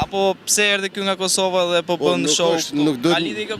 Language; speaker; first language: Albanian; native; Albanian